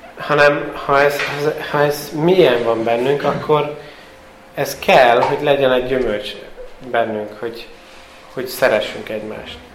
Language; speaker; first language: Hungarian; early bilingual, heritage; Hungarian